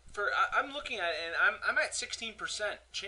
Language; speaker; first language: English; native; English